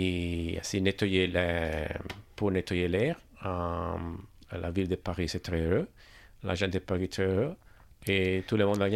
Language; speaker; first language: French; non-native, learner; English